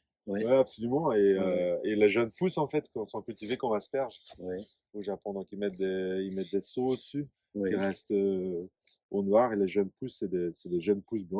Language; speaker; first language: French; native; French